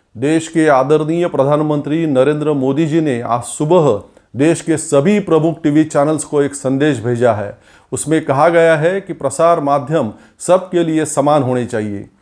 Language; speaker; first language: Hindi; non-native, local second language; Marathi